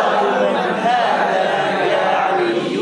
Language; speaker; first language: Arabic; non-native, learner; Indonesian